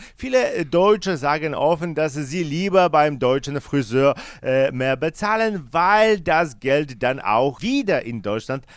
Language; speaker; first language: German; non-native, fluent; Polish